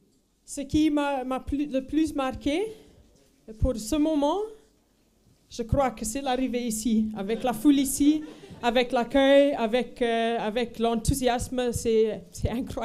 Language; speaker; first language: French; non-native, fluent; Afrikaans